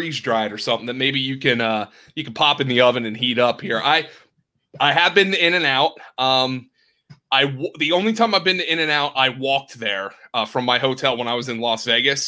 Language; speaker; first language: English; native; English